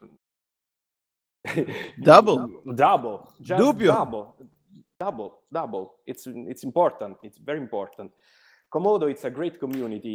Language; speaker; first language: English; non-native, learner; Italian